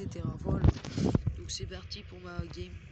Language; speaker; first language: French; native; French